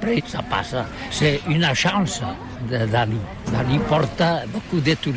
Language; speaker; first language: French; non-native, learner; Catalan